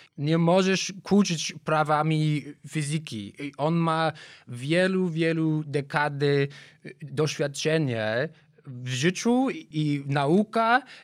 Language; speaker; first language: Polish; non-native, learner; English